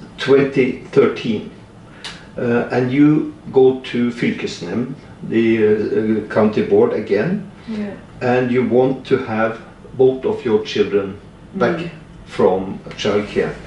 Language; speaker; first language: English; non-native, fluent; Norwegian